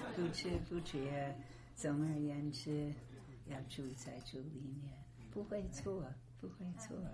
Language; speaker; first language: Chinese; non-native, fluent; English